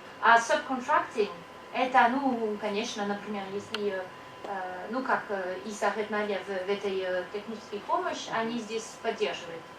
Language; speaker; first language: Russian; non-native, learner; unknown